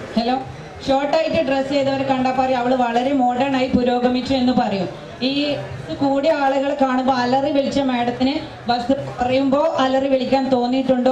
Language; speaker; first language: Malayalam; native; Malayalam